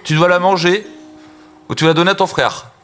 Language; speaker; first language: French; native; French